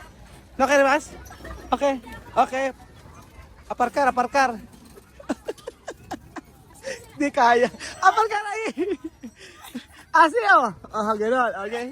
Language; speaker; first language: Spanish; non-native, learner; Filipino